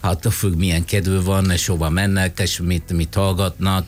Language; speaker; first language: Hungarian; non-native, fluent; Italian